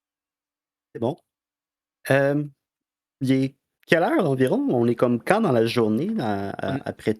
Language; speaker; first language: French; native; French